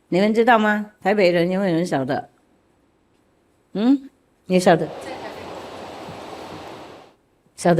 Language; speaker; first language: Chinese; non-native, fluent; Vietnamese